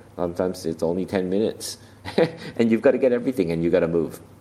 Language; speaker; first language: English; native; English